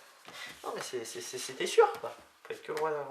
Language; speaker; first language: French; native; French